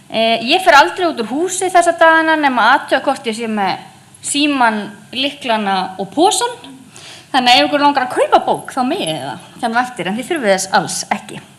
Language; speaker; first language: Icelandic; native; Icelandic